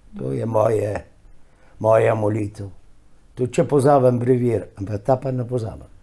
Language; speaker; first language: Slovenian; early bilingual, heritage; Slovenian